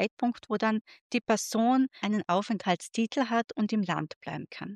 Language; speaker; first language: German; native; German